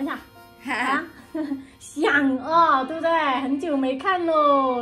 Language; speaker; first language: Chinese; non-native, local second language; Hakka Chinese